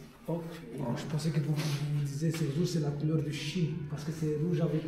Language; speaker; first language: French; non-native, fluent; Romanian